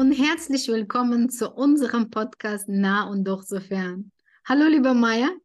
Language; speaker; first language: German; non-native, fluent; Tajik